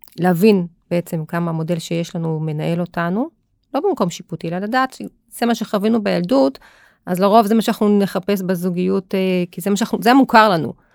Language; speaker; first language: Hebrew; native; Hebrew